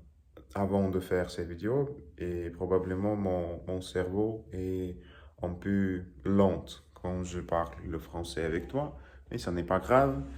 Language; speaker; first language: French; non-native, learner; Russian